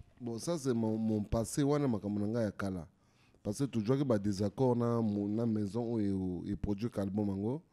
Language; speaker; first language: French; non-native, local second language; Lingala